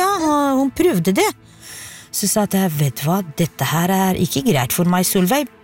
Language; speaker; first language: Norwegian; non-native, fluent; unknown